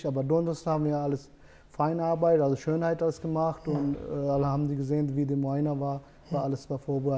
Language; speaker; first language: German; non-native, learner; Urdu